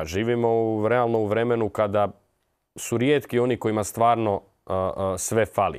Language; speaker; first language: Serbian; native; Serbian